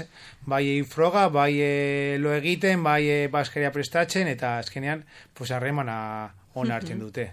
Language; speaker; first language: Basque; non-native, local second language; Spanish